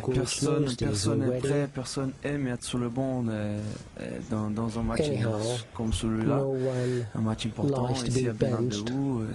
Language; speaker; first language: French; non-native, fluent; Portuguese